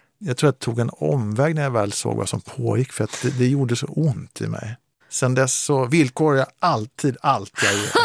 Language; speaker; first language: Swedish; native; Swedish